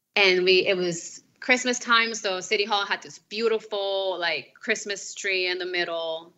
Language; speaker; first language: English; non-native, fluent; Spanish